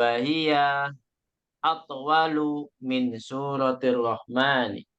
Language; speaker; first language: Arabic; non-native, learner; Indonesian